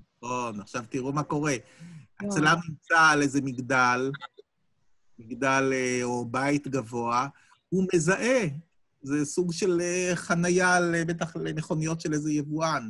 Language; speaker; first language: Hebrew; native; Hebrew